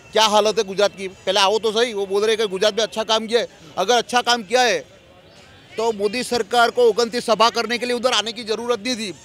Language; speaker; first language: Hindi; non-native, local second language; Gujarati